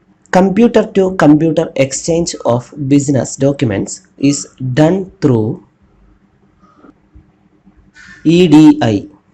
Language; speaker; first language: English; non-native, local second language; Malayalam